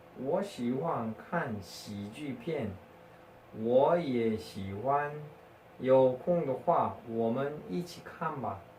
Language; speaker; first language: Chinese; non-native, fluent; Korean